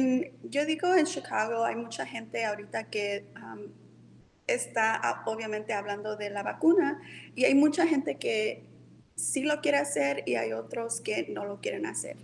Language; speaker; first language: Spanish; early bilingual, heritage; Spanish